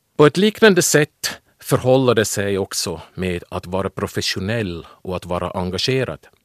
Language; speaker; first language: Swedish; non-native, fluent; German